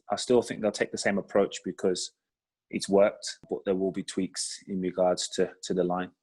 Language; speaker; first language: English; native; English